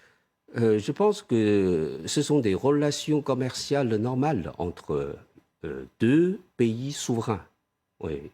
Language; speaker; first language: French; non-native, fluent; Chinese